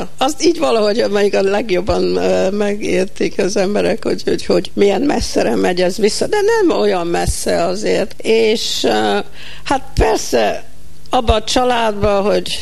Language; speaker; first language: Hungarian; early bilingual, heritage; Hungarian